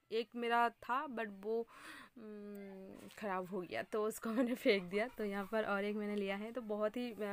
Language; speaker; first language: Hindi; non-native, local second language; Bangla